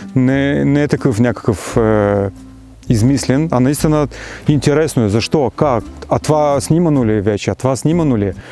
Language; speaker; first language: Bulgarian; non-native, fluent; Russian